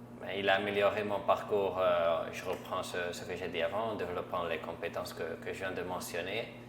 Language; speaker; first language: French; non-native, fluent; Catalan